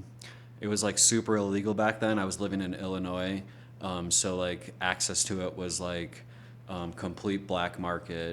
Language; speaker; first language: English; native; English